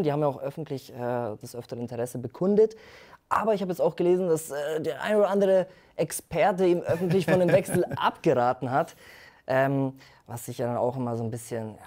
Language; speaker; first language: German; native; German